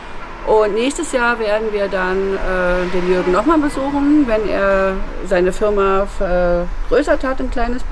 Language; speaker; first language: German; native; German